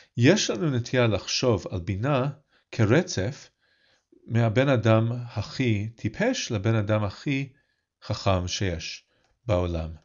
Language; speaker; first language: Hebrew; non-native, fluent; English